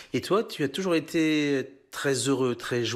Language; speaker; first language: French; native; French